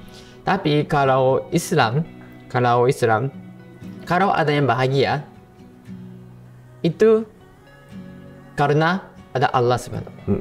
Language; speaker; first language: Indonesian; non-native, fluent; Japanese